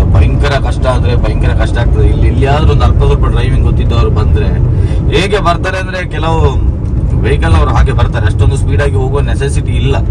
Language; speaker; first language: Kannada; non-native, local second language; Tulu